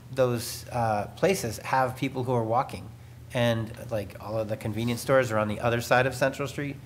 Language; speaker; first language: English; native; English